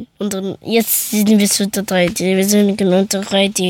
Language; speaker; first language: German; early bilingual, other home language; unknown